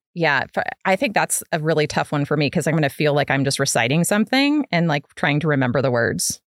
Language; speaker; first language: English; native; English